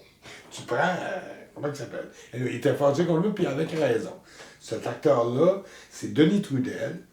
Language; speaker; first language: French; native; French